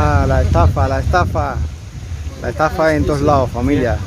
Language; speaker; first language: Spanish; native; Spanish